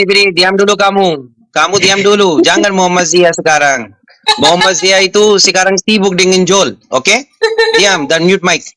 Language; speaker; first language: Indonesian; non-native, fluent; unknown